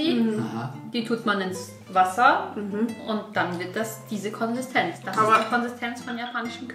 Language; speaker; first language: German; native; German